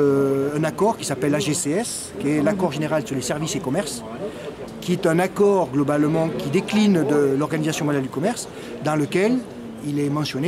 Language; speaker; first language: French; native; French